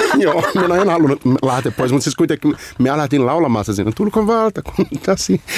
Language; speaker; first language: Finnish; non-native, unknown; Portuguese